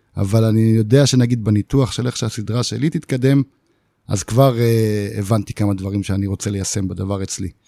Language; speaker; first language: Hebrew; native; Hebrew